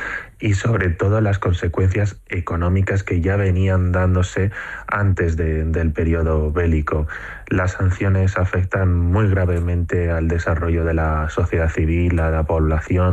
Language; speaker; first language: Spanish; native; Spanish